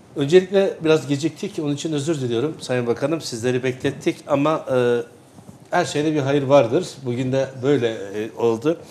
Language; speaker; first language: Turkish; native; Turkish